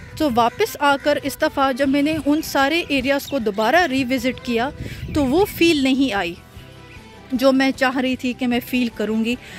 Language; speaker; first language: Urdu; native; Urdu